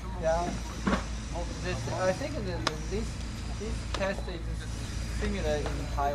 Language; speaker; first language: English; non-native, learner; Chinese